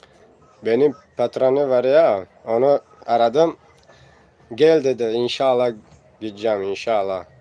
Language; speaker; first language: Turkish; non-native, learner; Tajik